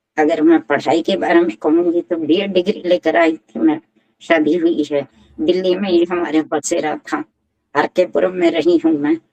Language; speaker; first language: Hindi; native; Hindi